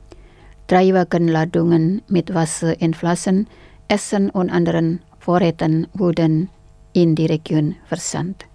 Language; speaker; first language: German; non-native, fluent; Indonesian